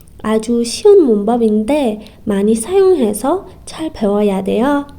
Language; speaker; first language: Korean; non-native, fluent; Persian